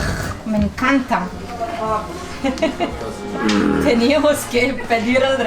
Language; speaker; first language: Spanish; non-native, fluent; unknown